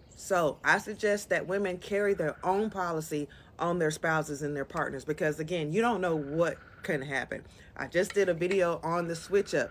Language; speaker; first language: English; native; English